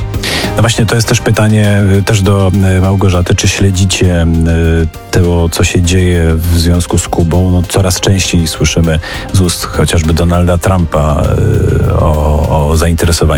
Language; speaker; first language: Polish; native; Polish